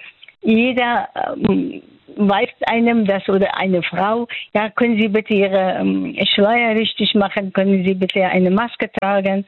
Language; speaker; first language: German; non-native, fluent; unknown